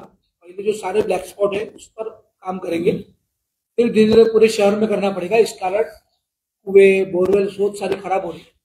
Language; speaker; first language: Hindi; non-native, local second language; Marathi